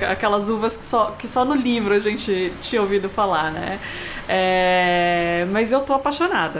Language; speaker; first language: Portuguese; native; Portuguese